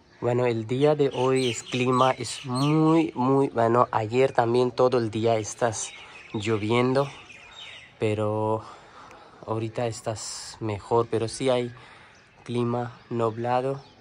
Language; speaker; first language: Spanish; non-native, learner; Urdu